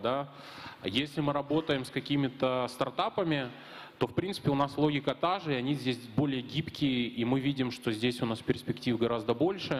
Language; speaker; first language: Russian; native; Russian